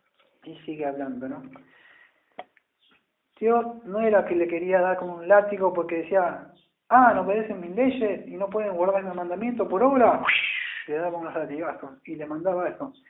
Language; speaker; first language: Spanish; native; Spanish